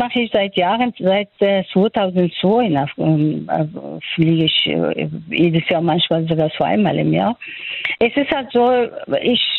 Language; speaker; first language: German; non-native, fluent; Persian